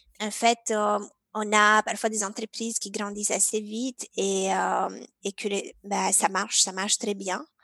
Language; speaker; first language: French; non-native, fluent; Romanian